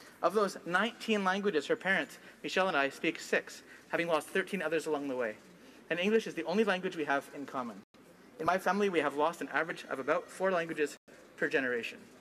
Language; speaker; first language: English; native; English